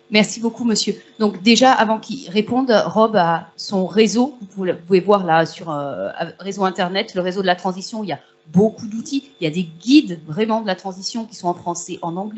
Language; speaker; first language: French; native; French